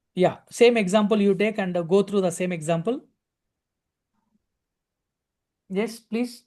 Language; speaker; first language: English; non-native, local second language; Telugu